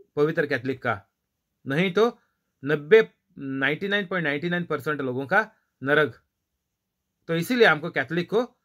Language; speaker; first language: Hindi; non-native, local second language; Marathi